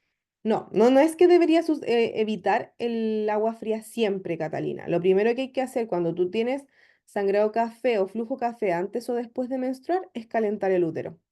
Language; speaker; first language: Spanish; native; Spanish